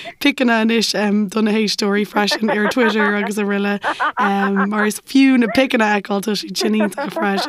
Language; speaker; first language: Irish; native; Irish